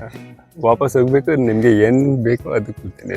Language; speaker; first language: Kannada; non-native, local second language; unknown